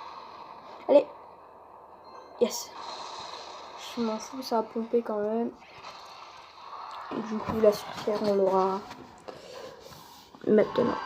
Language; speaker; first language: French; native; French